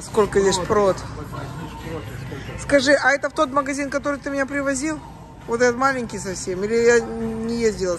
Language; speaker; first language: Russian; native; Russian